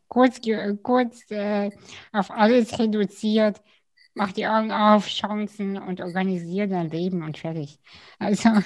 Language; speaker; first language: German; early bilingual, other home language; Russian